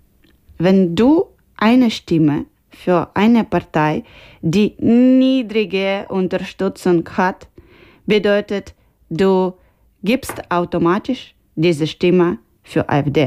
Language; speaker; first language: German; non-native, learner; Ukrainian